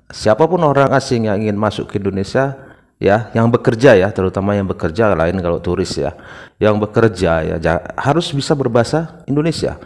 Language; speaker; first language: Indonesian; native; Indonesian